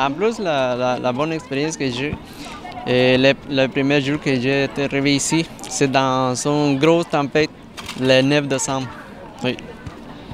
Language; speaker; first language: French; non-native, learner; Spanish